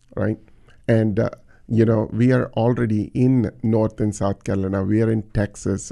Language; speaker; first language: English; non-native, local second language; Tamil